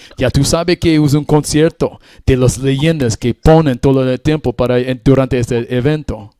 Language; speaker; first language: Spanish; non-native, learner; English